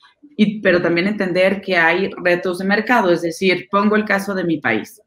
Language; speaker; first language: Spanish; native; Spanish